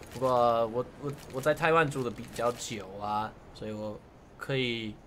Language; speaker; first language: Chinese; non-native, fluent; English